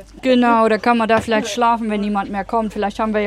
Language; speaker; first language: German; native; German